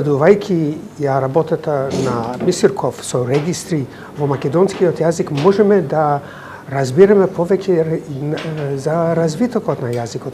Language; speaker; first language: Macedonian; non-native, fluent; English